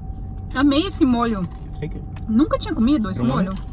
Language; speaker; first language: Portuguese; native; Portuguese